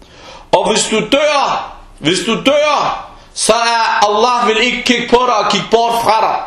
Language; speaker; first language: Danish; early bilingual, other home language; Arabic